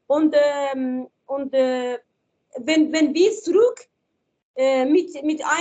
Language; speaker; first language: German; non-native, learner; Persian